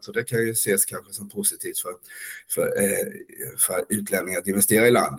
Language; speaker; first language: Swedish; native; Swedish